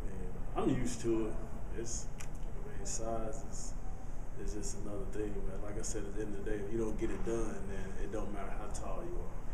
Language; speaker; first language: English; native; English